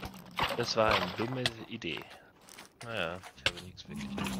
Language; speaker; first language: German; native; German